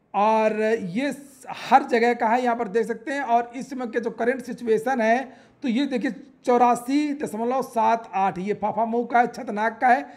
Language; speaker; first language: Hindi; native; Hindi